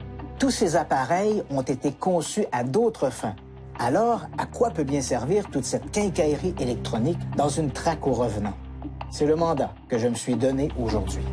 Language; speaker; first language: French; native; French